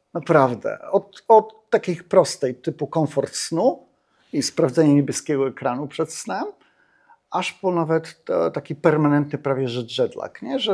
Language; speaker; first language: Polish; native; Polish